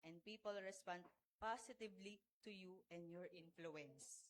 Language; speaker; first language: English; non-native, local second language; Filipino